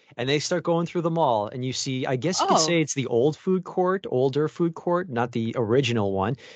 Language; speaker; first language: English; native; English